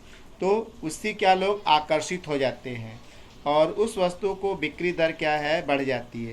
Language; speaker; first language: Hindi; native; Hindi